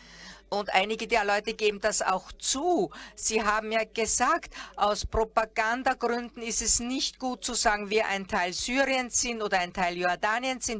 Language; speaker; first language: German; non-native, fluent; Hebrew